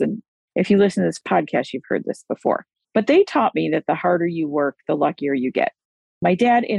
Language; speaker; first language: English; native; English